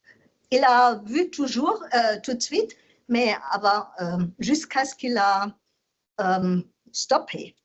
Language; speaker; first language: French; non-native, learner; German